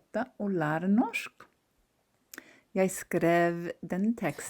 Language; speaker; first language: Norwegian; non-native, learner; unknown